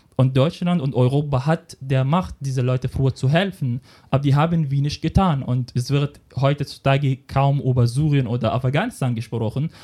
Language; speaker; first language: German; non-native, fluent; Arabic